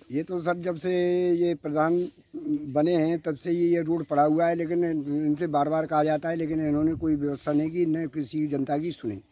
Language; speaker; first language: Hindi; native; Hindi